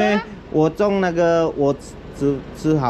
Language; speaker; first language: Chinese; non-native, learner; Filipino